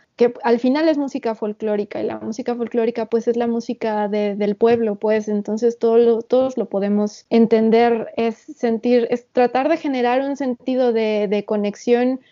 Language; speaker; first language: English; non-native, fluent; Spanish